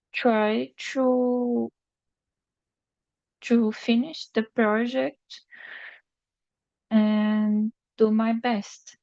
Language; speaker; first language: English; non-native, learner; Portuguese